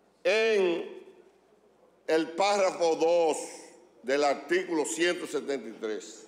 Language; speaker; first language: Spanish; native; Spanish